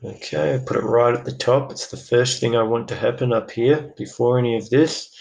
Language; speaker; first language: English; native; English